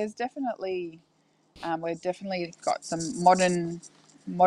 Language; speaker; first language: English; native; English